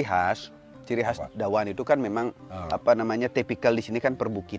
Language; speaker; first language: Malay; non-native, local second language; Balinese